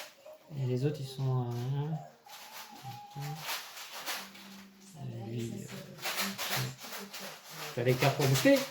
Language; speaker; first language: French; native; French